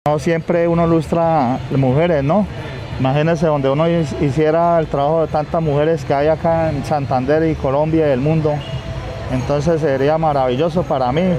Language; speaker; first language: Spanish; native; Spanish